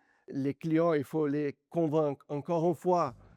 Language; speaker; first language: French; non-native, learner; Portuguese